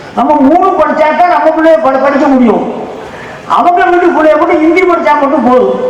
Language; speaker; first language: Tamil; native; Tamil